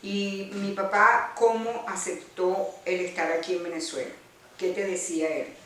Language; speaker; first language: Spanish; early bilingual, other home language; Greek